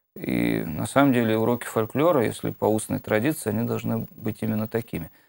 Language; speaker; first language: Russian; native; Russian